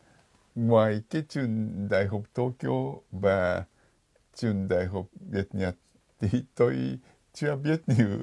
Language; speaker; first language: Vietnamese; non-native, fluent; Japanese